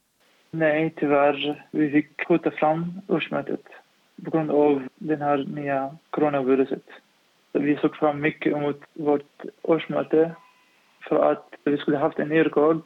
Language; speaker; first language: Swedish; non-native, fluent; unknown